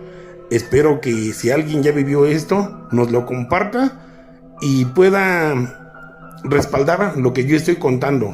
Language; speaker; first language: Spanish; native; Spanish